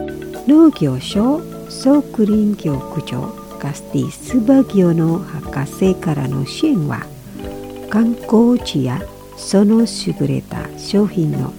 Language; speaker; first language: Japanese; non-native, fluent; Indonesian